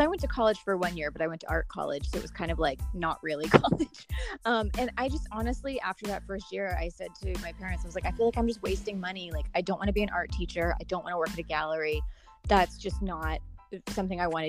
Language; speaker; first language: English; native; English